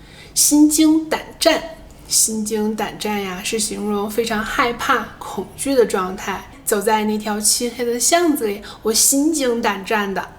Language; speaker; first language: Chinese; native; Chinese